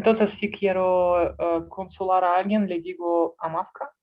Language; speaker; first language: Spanish; non-native, learner; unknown